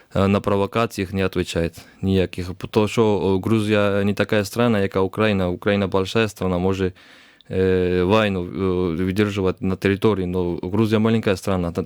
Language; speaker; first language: Ukrainian; non-native, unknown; Georgian